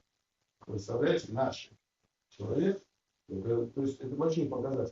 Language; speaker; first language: Russian; non-native, local second language; Uzbek